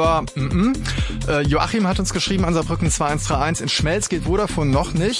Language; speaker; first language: German; native; German